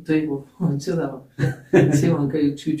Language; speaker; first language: Chinese; non-native, fluent; Pashto